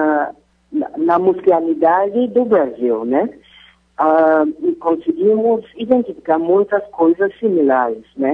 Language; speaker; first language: Portuguese; non-native, fluent; Yoruba